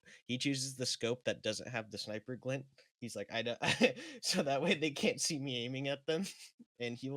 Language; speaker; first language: English; native; English